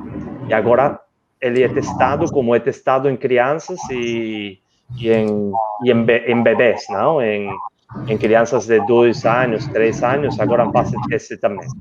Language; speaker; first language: Portuguese; non-native, learner; Spanish